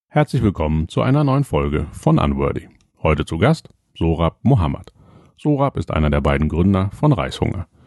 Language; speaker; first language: German; native; German